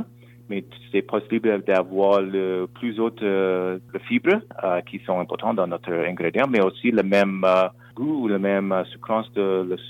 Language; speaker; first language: French; non-native, local second language; English